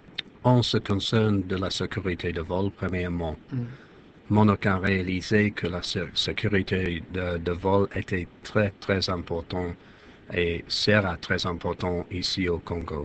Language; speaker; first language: French; non-native, fluent; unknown